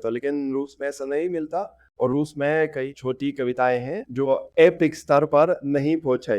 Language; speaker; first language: Hindi; non-native, fluent; Russian